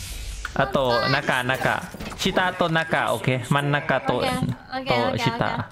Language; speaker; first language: Japanese; non-native, learner; Thai